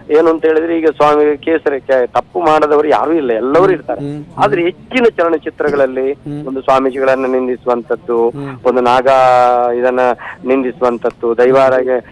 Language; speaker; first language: Kannada; non-native, local second language; Tulu